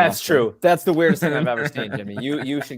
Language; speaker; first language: English; native; English